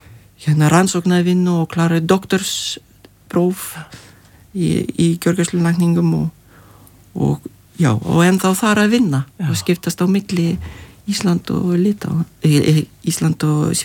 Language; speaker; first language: Icelandic; non-native, fluent; Lithuanian